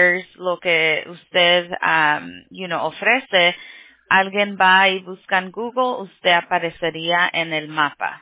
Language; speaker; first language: Spanish; early bilingual, heritage; Spanish